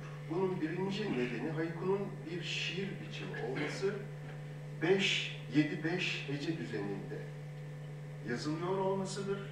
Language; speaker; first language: Turkish; native; Turkish